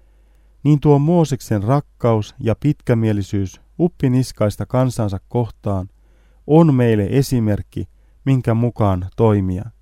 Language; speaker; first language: Finnish; native; Finnish